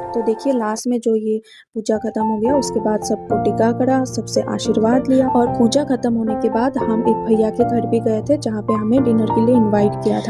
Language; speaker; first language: Hindi; non-native, local second language; Bangla